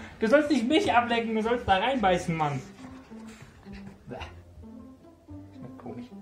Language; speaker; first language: German; native; German